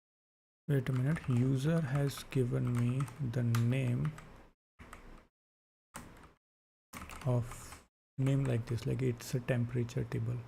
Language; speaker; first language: English; non-native, local second language; Hindi